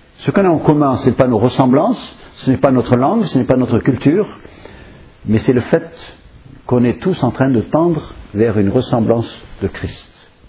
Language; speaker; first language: French; non-native, fluent; English